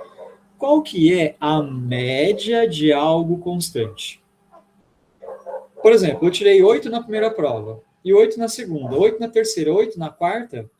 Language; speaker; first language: Portuguese; native; Portuguese